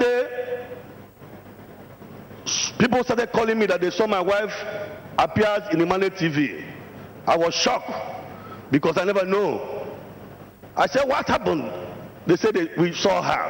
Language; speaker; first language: English; non-native, local second language; Igbo